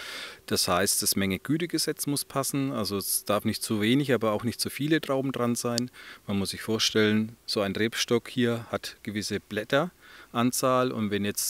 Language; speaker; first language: German; native; German